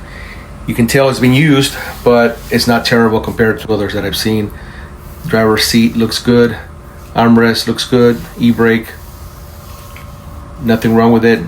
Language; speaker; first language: English; native; English